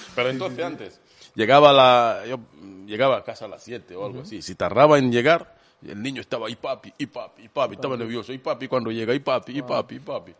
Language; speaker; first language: Spanish; non-native, fluent; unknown